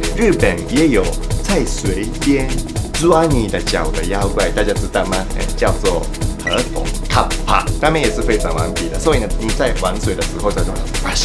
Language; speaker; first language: Chinese; non-native, fluent; Japanese